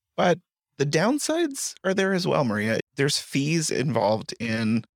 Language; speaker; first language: English; native; English